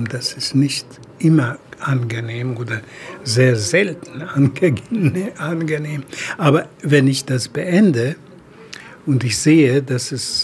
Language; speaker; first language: German; non-native, fluent; Hungarian